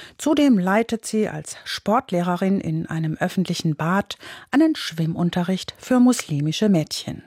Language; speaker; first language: German; native; German